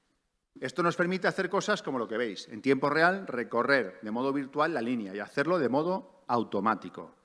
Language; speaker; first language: Spanish; native; Spanish